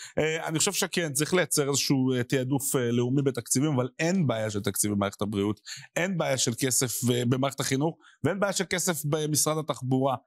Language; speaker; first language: Hebrew; native; Hebrew